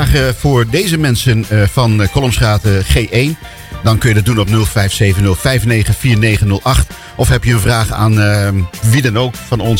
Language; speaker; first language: Dutch; native; Dutch